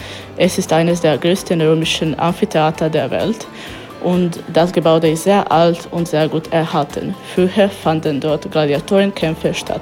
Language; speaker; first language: German; non-native, learner; Croatian